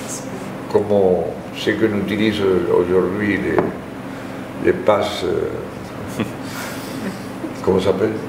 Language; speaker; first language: French; non-native, fluent; Spanish